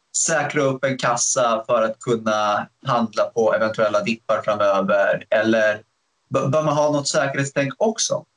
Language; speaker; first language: Swedish; native; Swedish